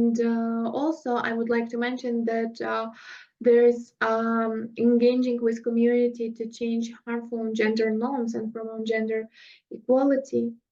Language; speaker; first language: English; non-native, fluent; Russian